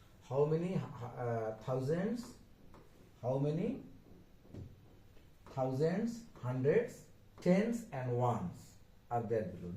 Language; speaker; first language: English; non-native, local second language; Bangla